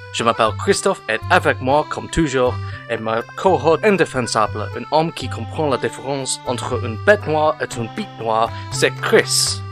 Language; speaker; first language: French; non-native, learner; English